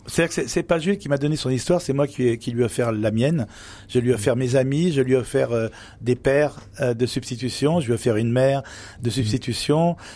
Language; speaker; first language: French; native; French